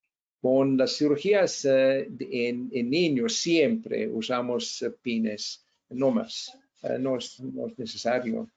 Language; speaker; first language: Spanish; non-native, fluent; English